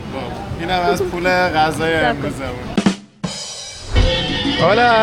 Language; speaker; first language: Persian; native; Persian